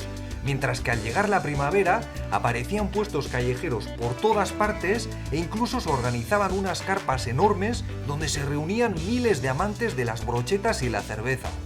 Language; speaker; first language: Spanish; native; Spanish